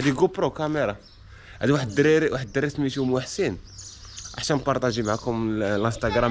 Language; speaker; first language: Arabic; native; Arabic